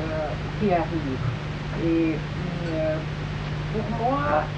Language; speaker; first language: French; non-native, fluent; Russian